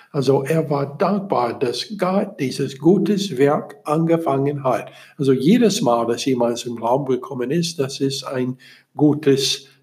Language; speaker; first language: German; non-native, learner; English